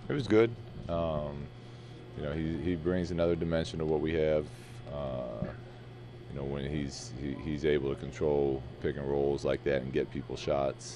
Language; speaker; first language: English; native; English